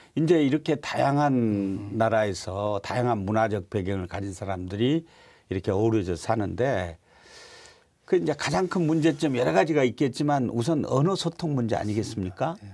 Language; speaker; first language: Korean; native; Korean